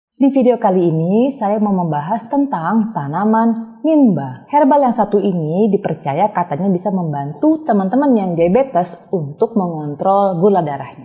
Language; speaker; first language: Indonesian; native; Indonesian